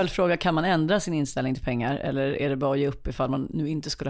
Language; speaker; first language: Swedish; native; Swedish